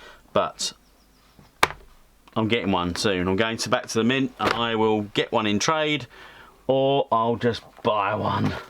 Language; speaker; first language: English; native; English